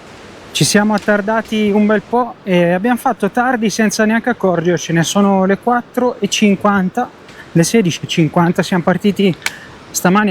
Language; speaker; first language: Italian; native; Italian